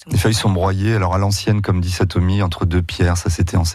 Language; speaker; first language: French; native; French